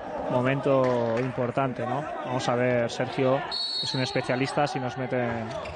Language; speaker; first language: Spanish; native; Spanish